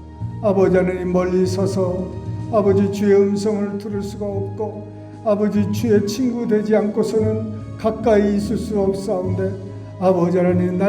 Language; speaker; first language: Korean; native; Korean